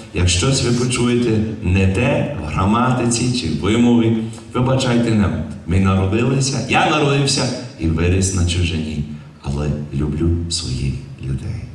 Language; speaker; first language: Ukrainian; early bilingual, heritage; Ukrainian